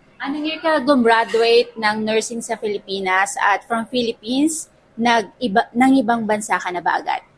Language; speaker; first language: Filipino; native; Filipino